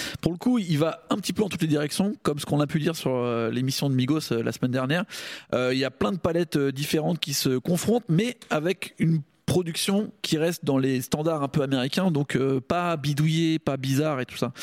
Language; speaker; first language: French; native; French